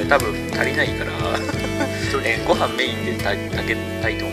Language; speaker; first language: Japanese; native; Japanese